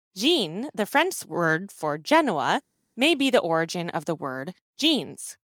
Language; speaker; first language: English; early bilingual, other home language; Hindi